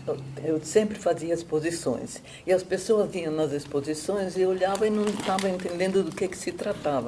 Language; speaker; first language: Portuguese; non-native, fluent; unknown